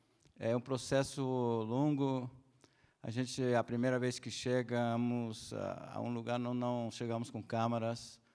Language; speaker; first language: Portuguese; non-native, fluent; Spanish